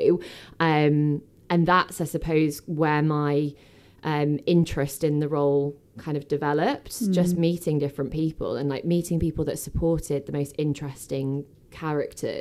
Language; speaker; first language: English; native; English